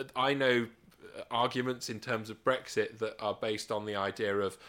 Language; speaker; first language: English; native; English